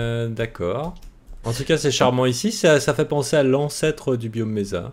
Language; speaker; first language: French; native; French